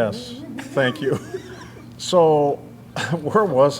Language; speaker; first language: English; native; English